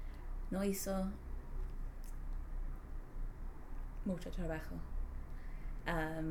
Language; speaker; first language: Spanish; non-native, learner; English